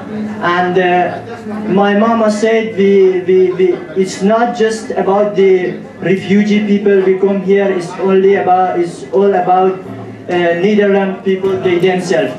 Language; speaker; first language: English; non-native, learner; Pashto